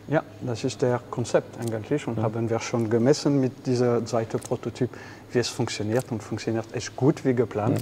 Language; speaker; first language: German; non-native, fluent; French